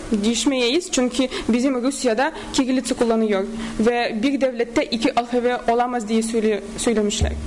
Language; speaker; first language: Turkish; non-native, learner; Tatar